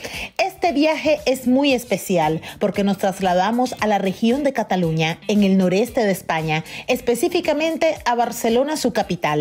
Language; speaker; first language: Spanish; native; Spanish